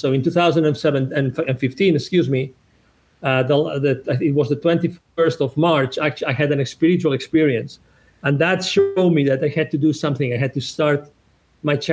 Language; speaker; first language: English; non-native, fluent; Spanish